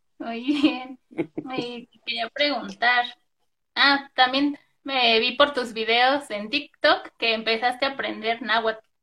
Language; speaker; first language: Spanish; native; Spanish